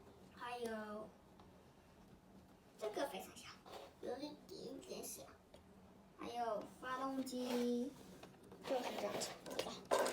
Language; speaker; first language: Chinese; early bilingual, heritage; Chinese